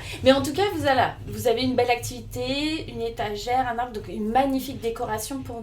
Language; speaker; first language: French; native; French